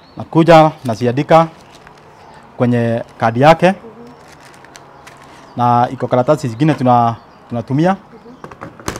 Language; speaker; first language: Swahili; non-native, local second language; Kikuyu